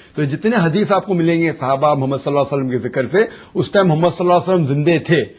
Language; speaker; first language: Urdu; non-native, local second language; Konkani